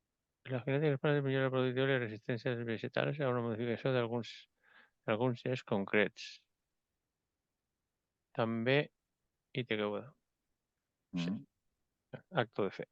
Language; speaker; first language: Catalan; non-native, local second language; Spanish